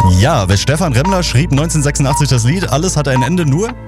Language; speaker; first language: German; native; German